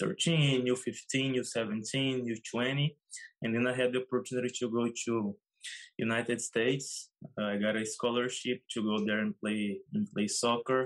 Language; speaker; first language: English; non-native, fluent; Portuguese